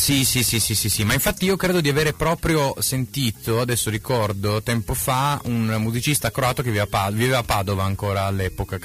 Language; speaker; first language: Italian; native; Italian